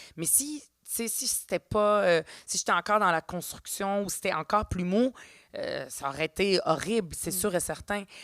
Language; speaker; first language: French; early bilingual, other home language; Arabic